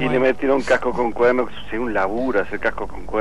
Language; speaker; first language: Spanish; native; Spanish